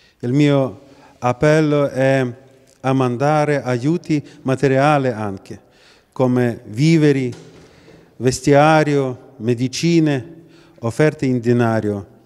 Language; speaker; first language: Italian; non-native, learner; Ukrainian